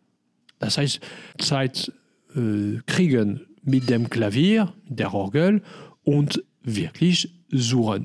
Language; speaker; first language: German; non-native, learner; French